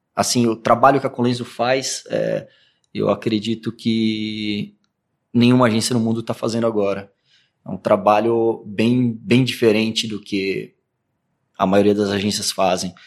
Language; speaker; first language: Portuguese; native; Portuguese